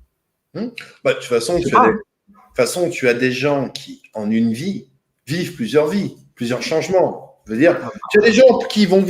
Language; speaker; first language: French; native; French